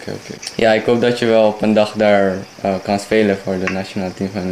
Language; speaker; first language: Dutch; non-native, fluent; Indonesian